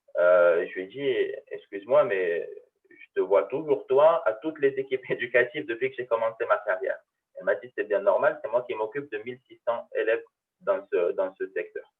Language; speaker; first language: French; early bilingual, other home language; Arabic